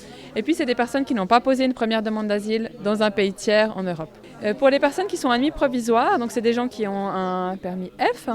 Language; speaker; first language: French; native; French